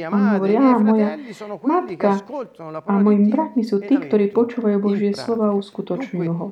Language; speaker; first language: Slovak; non-native, fluent; Italian